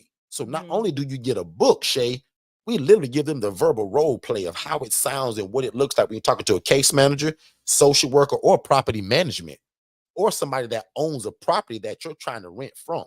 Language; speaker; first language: English; native; English